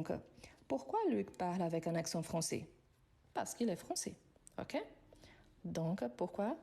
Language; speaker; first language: French; non-native, fluent; Arabic